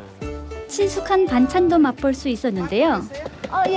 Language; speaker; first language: Korean; native; Korean